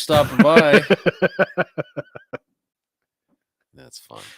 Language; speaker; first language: English; native; English